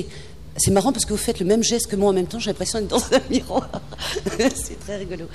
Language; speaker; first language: French; native; French